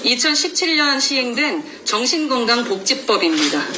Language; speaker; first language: Korean; native; Korean